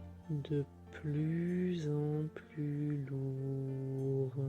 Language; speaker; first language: French; native; French